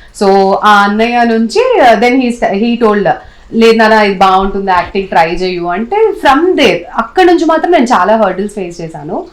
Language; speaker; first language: Telugu; non-native, local second language; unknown